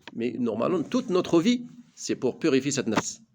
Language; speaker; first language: French; non-native, local second language; Arabic